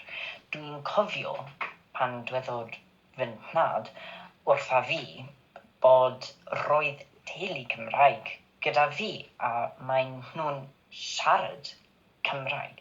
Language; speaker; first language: Welsh; non-native, learner; English